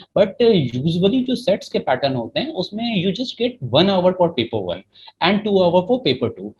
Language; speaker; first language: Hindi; native; Hindi